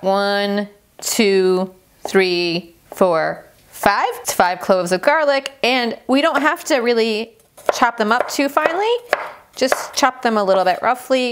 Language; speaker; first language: English; non-native, fluent; Persian